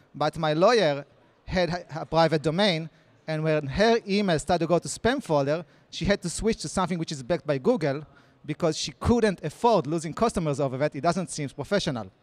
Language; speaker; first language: English; non-native, fluent; Hebrew